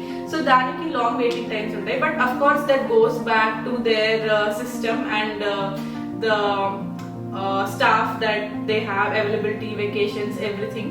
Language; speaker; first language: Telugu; non-native, local second language; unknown